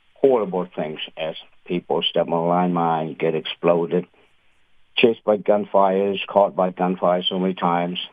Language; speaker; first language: English; non-native, fluent; Khmer